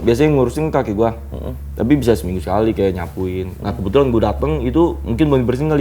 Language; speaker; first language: Indonesian; native; Indonesian